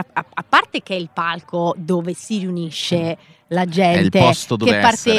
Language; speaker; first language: Italian; native; Italian